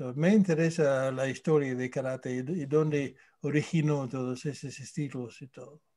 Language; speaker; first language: Spanish; non-native, fluent; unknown